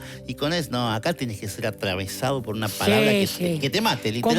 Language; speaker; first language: Spanish; native; Spanish